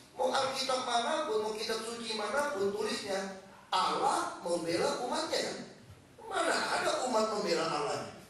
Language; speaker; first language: Indonesian; native; Indonesian